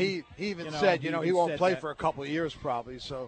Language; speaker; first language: English; native; English